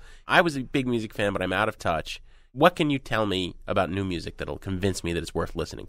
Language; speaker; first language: English; native; English